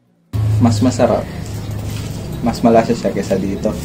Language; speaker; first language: Filipino; non-native, local second language; Pampanga